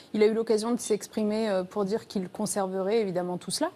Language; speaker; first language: French; early bilingual, other home language; Riffian